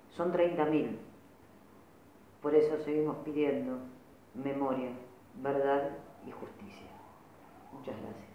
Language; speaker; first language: Spanish; native; Spanish